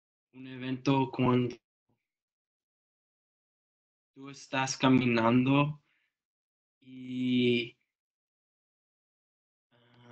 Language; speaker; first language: Spanish; non-native, learner; English